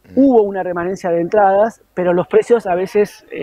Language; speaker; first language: Spanish; native; Spanish